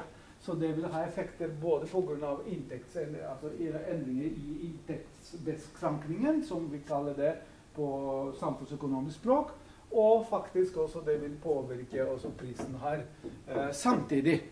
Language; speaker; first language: Norwegian; non-native, fluent; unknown